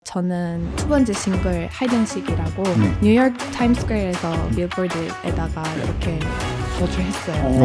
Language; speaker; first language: Korean; non-native, fluent; Polish